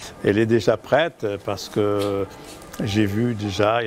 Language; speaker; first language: French; non-native, local second language; Arabic